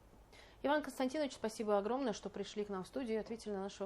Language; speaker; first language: Russian; native; Russian